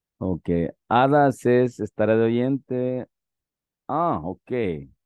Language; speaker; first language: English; non-native, fluent; Spanish